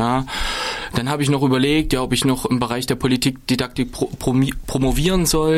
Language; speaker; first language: German; native; German